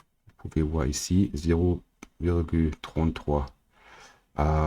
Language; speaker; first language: French; non-native, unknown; German